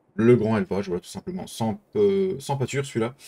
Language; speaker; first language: French; native; French